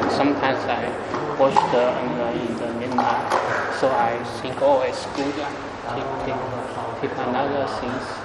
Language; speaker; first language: English; non-native, learner; Chinese